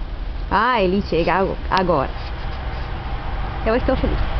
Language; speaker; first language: Portuguese; non-native, learner; Spanish